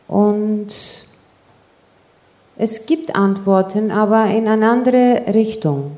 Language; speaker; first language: German; non-native, fluent; Greek